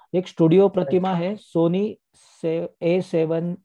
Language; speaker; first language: Hindi; non-native, local second language; Marathi